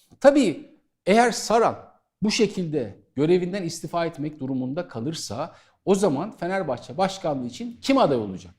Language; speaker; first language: Turkish; native; Turkish